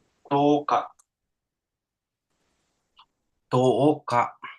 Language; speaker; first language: Japanese; non-native, fluent; Sinhala